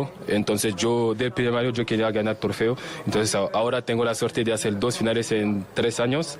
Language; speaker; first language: Spanish; non-native, learner; French